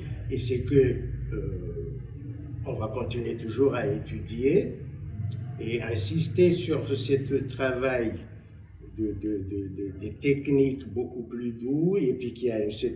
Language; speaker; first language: French; non-native, local second language; Malagasy